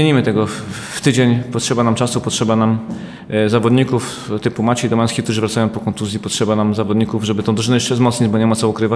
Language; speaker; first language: Polish; native; Polish